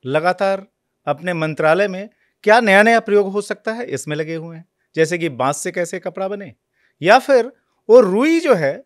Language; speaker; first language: Hindi; native; Hindi